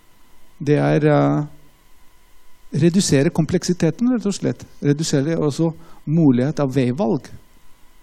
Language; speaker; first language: Norwegian; non-native, fluent; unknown